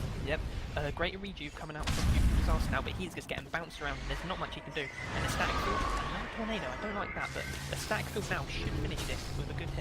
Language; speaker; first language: English; native; English